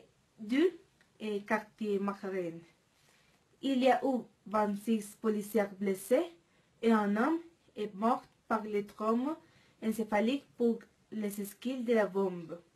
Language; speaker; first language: French; non-native, learner; Spanish